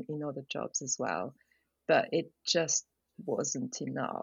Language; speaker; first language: English; non-native, fluent; French